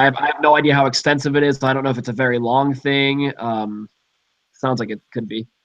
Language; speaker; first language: English; native; English